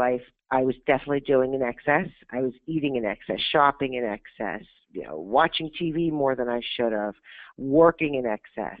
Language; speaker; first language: English; native; English